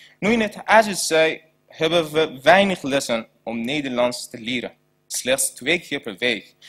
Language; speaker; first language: Dutch; non-native, learner; Persian